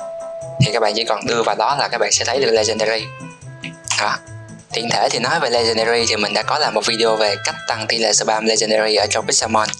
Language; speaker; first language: Vietnamese; native; Vietnamese